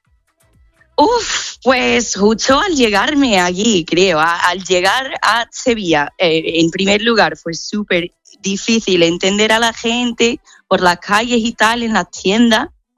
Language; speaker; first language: Spanish; non-native, fluent; English